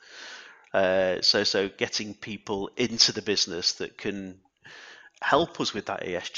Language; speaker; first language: English; native; English